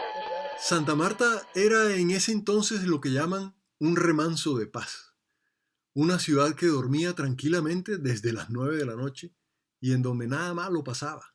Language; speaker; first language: Spanish; native; Spanish